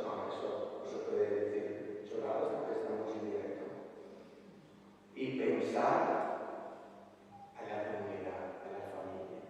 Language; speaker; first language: Spanish; non-native, fluent; Italian